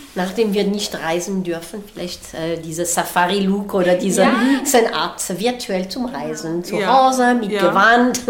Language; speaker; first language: German; non-native, fluent; French